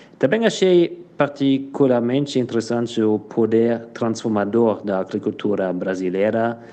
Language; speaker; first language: Portuguese; non-native, fluent; German